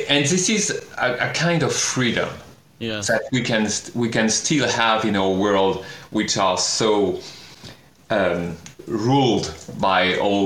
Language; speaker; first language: English; non-native, fluent; French